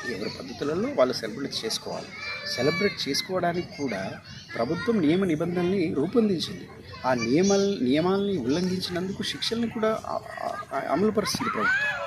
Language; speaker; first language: Telugu; non-native, local second language; Marathi